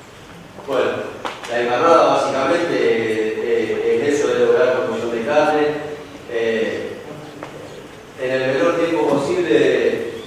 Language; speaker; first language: Spanish; native; Spanish